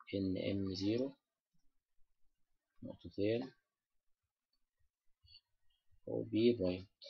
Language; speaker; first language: Arabic; native; Arabic